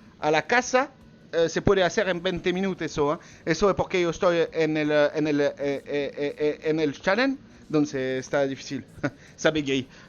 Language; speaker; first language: Spanish; non-native, learner; French